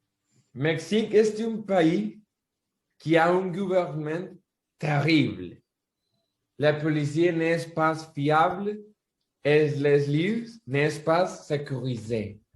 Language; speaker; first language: French; non-native, learner; Spanish